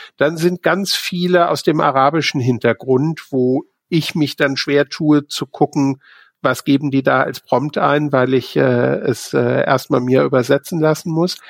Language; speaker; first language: German; native; German